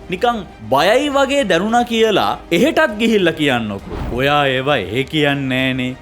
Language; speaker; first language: Sinhala; native; Sinhala